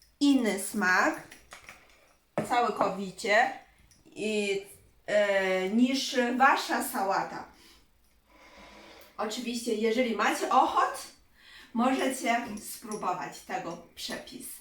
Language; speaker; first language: Polish; non-native, learner; Chinese